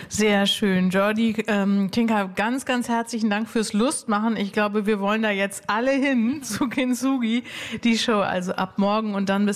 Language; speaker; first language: German; native; German